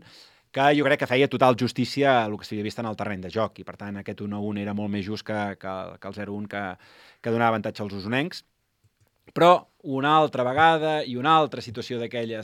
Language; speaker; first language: Catalan; native; Catalan